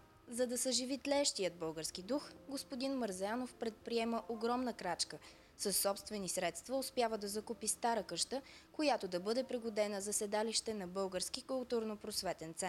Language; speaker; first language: Bulgarian; native; Bulgarian